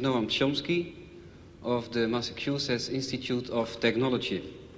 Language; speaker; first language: English; non-native, fluent; Dutch